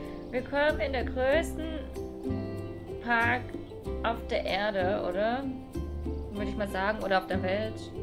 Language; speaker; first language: German; native; German